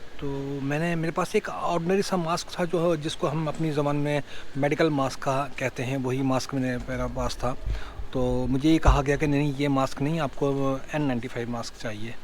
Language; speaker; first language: Urdu; non-native, local second language; Punjabi